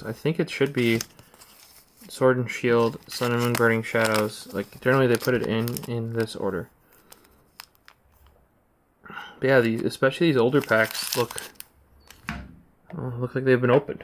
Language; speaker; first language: English; native; English